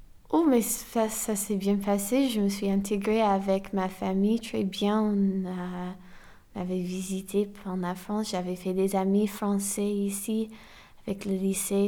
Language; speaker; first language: French; non-native, fluent; English